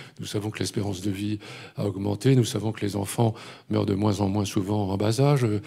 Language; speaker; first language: French; native; French